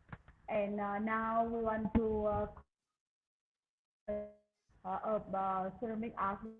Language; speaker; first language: English; non-native, learner; Vietnamese